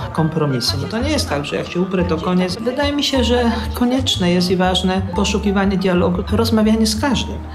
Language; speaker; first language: Polish; native; Polish